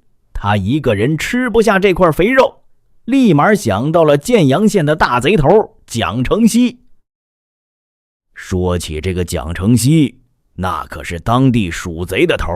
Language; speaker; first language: Chinese; native; Chinese